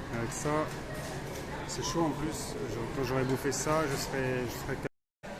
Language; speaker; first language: French; native; French